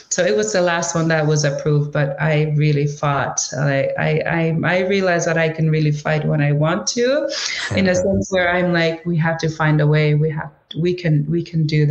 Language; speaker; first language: English; non-native, fluent; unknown